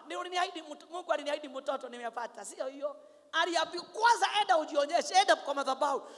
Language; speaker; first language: Swahili; non-native, local second language; Kikuyu